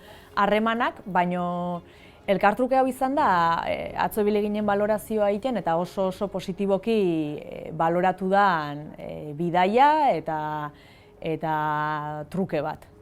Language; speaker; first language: Basque; native; Basque